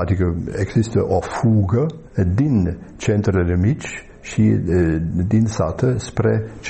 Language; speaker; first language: Romanian; non-native, fluent; German